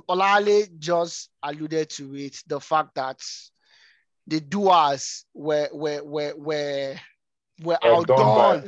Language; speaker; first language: English; non-native, local second language; Yoruba